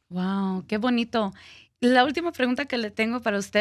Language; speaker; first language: Spanish; early bilingual, heritage; Spanish